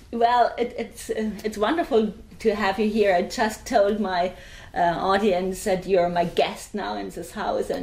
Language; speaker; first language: English; non-native, fluent; German